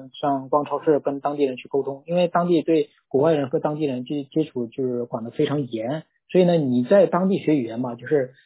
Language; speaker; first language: Chinese; non-native, local second language; Korean